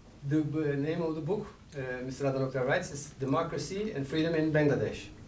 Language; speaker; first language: English; non-native, fluent; Turkish